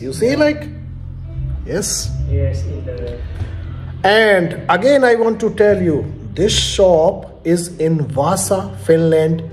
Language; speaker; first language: English; non-native, local second language; Hindi